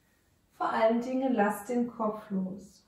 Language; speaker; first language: German; native; German